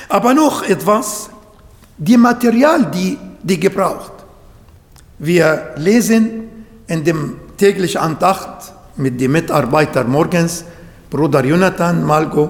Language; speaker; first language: German; non-native, learner; Arabic